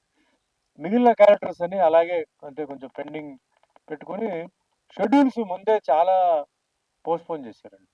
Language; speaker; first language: Telugu; native; Telugu